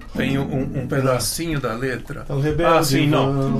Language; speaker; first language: Portuguese; non-native, local second language; Ukrainian